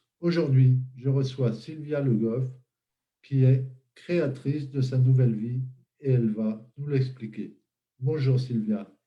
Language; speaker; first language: French; native; French